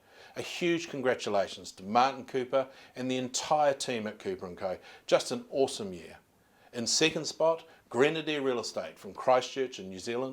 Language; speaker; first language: English; native; English